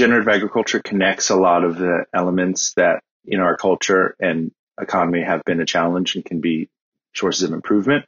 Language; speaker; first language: English; native; English